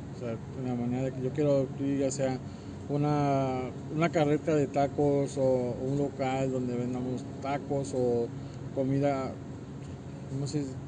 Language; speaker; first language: Spanish; early bilingual, heritage; Spanish